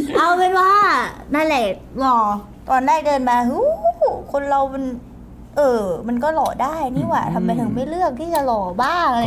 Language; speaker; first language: Thai; early bilingual, other home language; Korean